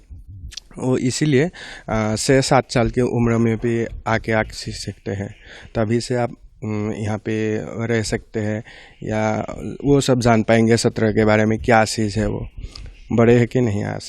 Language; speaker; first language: Hindi; non-native, local second language; Assamese